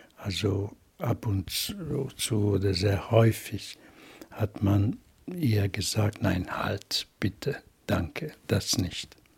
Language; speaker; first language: German; non-native, fluent; Hungarian